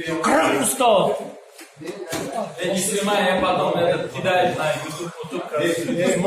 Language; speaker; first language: Russian; non-native, local second language; Tajik